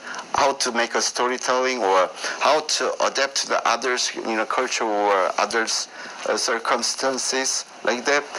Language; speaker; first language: English; non-native, learner; Korean